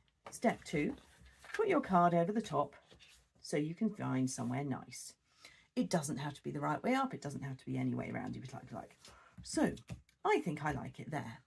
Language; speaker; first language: English; native; English